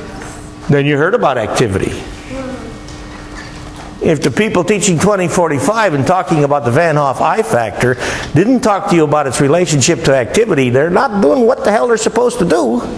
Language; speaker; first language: English; native; English